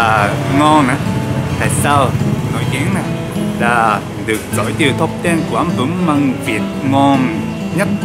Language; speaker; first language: Vietnamese; non-native, learner; Japanese